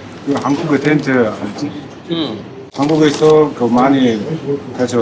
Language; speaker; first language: Korean; non-native, learner; Mongolian